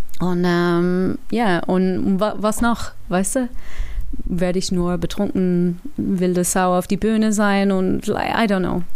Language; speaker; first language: German; non-native, learner; English